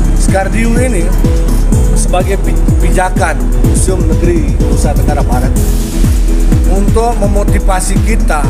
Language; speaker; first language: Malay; non-native, local second language; Sasak